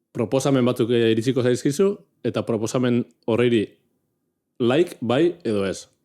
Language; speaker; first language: Basque; native; Basque